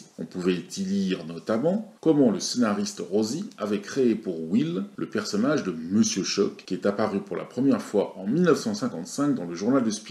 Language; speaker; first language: French; native; French